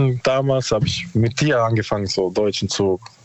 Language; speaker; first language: German; non-native, learner; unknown